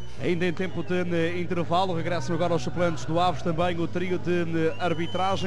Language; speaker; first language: Portuguese; native; Portuguese